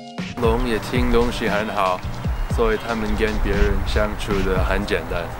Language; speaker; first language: Chinese; non-native, learner; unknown